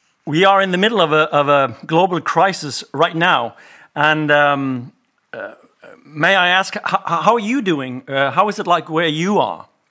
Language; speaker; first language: English; non-native, fluent; Norwegian